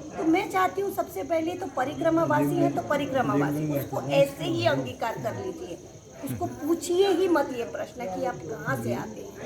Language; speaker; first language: Hindi; non-native, local second language; Nepali